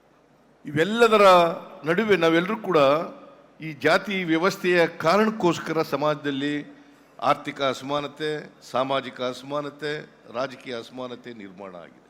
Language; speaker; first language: Kannada; native; Kannada